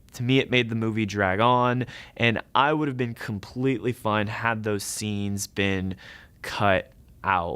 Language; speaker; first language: English; native; English